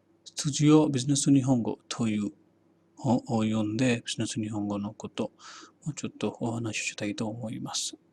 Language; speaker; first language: Japanese; non-native, fluent; Hindi